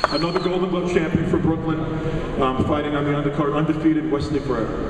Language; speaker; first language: English; native; English